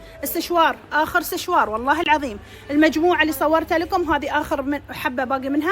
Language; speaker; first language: Arabic; native; Arabic